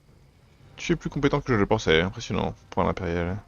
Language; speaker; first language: French; native; French